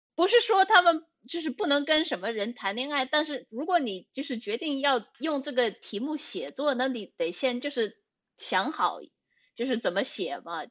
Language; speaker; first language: Chinese; early bilingual, heritage; Chinese